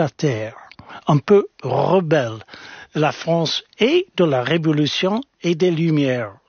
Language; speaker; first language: French; non-native, fluent; English